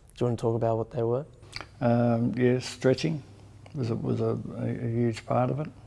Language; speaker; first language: English; native; English